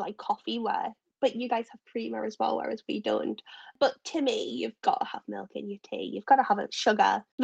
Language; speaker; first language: English; native; English